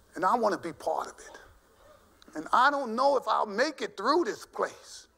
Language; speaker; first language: English; native; English